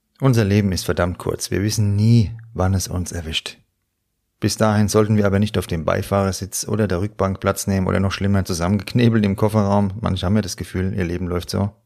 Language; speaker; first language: German; native; German